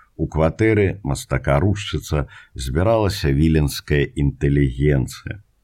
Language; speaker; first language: Belarusian; native; Belarusian